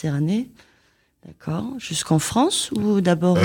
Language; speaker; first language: French; native; French